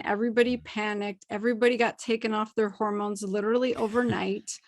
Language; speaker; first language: English; native; English